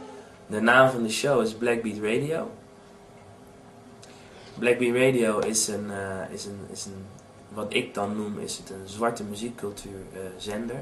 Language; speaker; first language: Dutch; native; Dutch